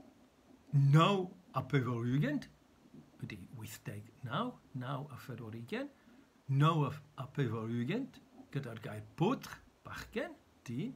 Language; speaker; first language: Welsh; native; Welsh